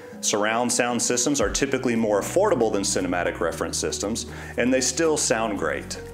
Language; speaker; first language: English; native; English